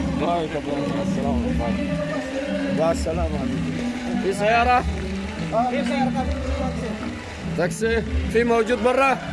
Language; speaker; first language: Arabic; non-native, learner; Filipino